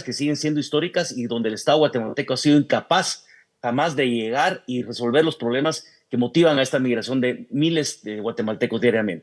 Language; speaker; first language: Spanish; native; Spanish